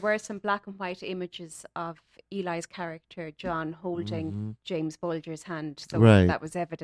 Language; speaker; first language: English; native; English